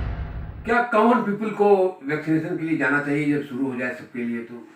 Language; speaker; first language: Hindi; native; Hindi